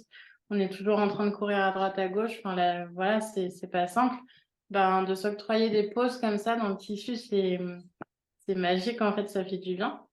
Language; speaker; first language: French; native; French